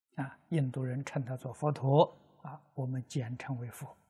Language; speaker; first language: Chinese; native; Chinese